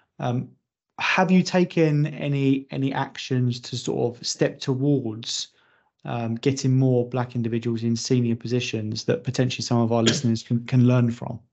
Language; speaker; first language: English; native; English